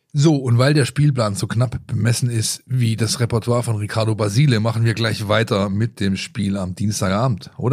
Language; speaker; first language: German; native; German